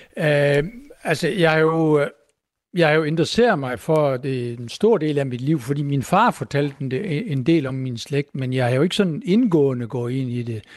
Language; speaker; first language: Danish; native; Danish